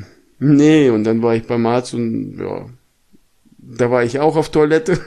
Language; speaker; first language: German; early bilingual, other home language; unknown